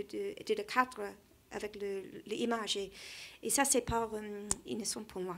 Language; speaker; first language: French; non-native, learner; English